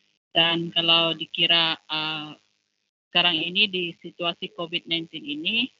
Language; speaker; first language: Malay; non-native, local second language; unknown